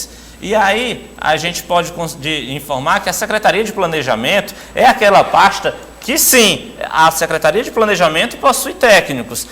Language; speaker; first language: Portuguese; native; Portuguese